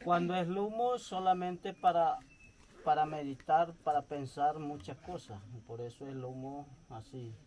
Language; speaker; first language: Spanish; non-native, local second language; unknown